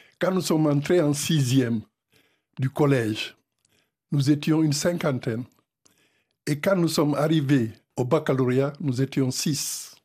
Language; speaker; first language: French; non-native, local second language; Fula